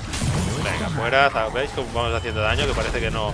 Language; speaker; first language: Spanish; native; Spanish